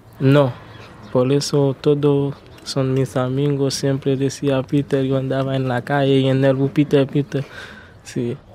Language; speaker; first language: Spanish; non-native, learner; Haitian Creole